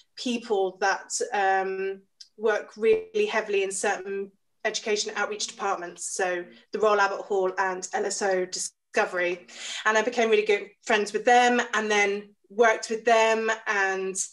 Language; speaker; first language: English; native; English